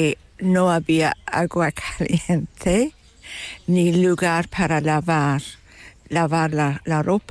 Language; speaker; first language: Spanish; non-native, fluent; English